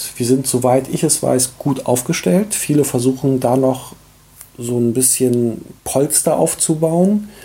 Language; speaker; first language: German; early bilingual, other home language; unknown